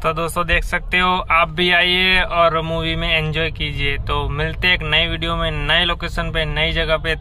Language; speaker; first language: Hindi; non-native, local second language; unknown